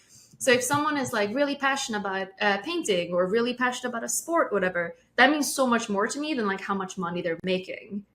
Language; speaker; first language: English; non-native, fluent; Swedish